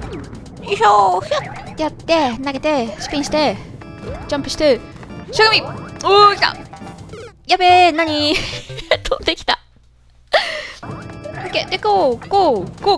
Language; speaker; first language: Japanese; native; Japanese